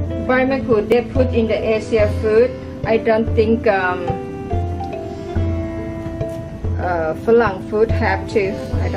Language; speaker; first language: English; non-native, learner; Thai